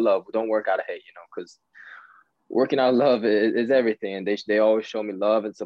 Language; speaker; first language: English; early bilingual, other home language; Japanese